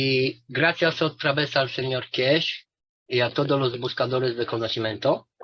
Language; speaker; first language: Spanish; non-native, fluent; Romanian